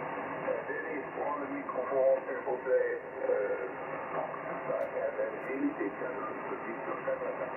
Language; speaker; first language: French; non-native, local second language; German